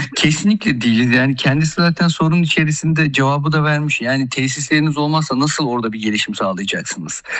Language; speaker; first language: Turkish; native; Turkish